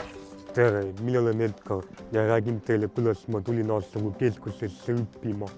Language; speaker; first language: Estonian; non-native, local second language; Russian